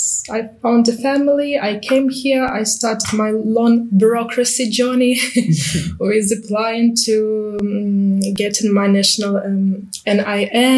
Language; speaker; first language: English; non-native, fluent; Ukrainian